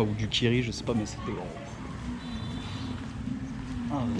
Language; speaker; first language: French; native; French